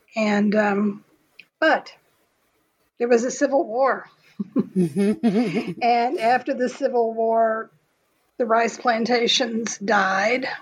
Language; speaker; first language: English; native; English